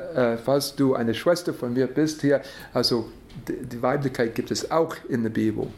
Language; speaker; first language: German; non-native, fluent; English